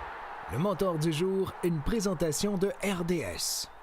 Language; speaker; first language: French; native; French